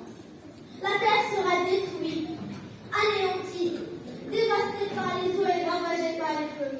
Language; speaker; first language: French; non-native, local second language; Arabic